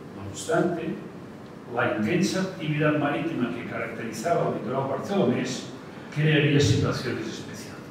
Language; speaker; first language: Spanish; non-native, local second language; Catalan